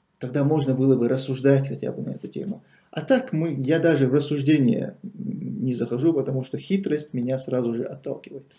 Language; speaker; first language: Russian; non-native, local second language; Chechen